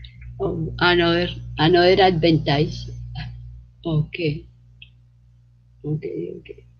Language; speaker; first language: English; non-native, learner; Spanish